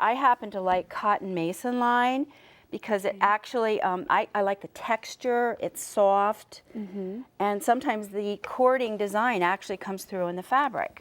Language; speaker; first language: English; native; English